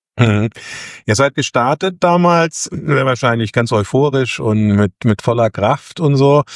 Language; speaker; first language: German; native; German